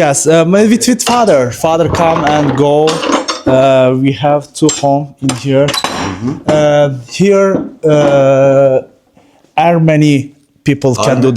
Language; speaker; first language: English; non-native, learner; Turkish